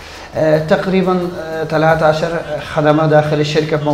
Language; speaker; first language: Arabic; non-native, learner; Persian